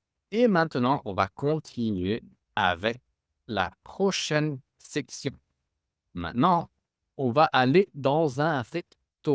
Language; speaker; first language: French; non-native, fluent; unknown